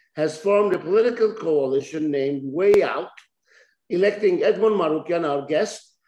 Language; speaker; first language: English; native; English